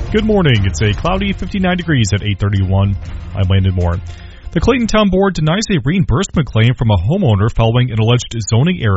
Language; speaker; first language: English; native; English